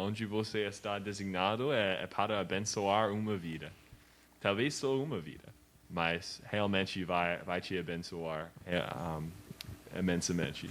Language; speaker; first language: Portuguese; non-native, learner; English